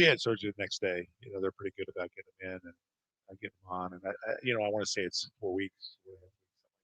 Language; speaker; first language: English; native; English